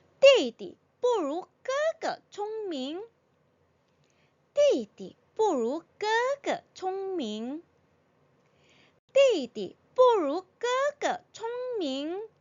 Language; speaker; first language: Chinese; non-native, fluent; Korean